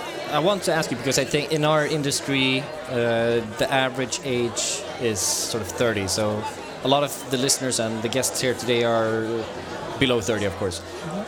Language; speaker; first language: English; non-native, fluent; Swedish